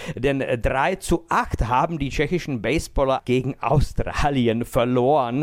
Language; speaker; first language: German; native; German